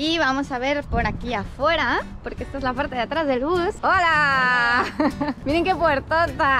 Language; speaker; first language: Spanish; native; Spanish